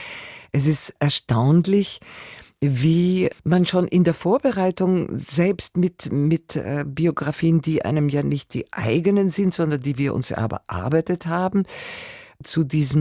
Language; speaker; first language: German; native; German